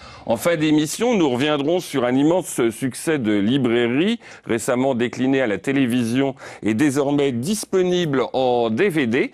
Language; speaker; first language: French; native; French